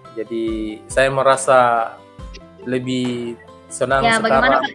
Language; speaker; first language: Indonesian; non-native, local second language; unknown